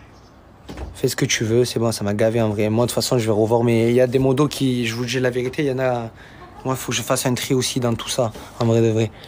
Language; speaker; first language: French; native; French